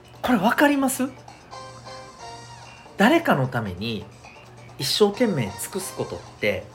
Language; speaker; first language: Japanese; native; Japanese